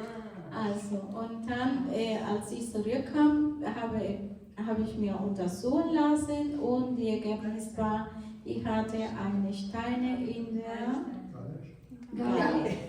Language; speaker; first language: German; non-native, fluent; Portuguese